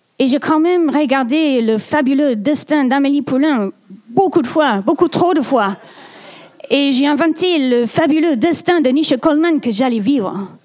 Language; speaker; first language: French; non-native, fluent; English